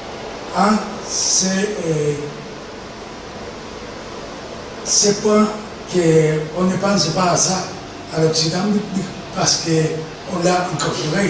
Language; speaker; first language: French; non-native, fluent; Spanish